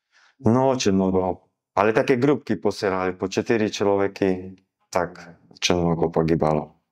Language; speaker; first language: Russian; non-native, learner; Slovak